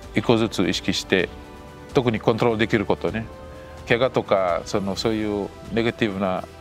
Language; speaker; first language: Japanese; non-native, fluent; Fijian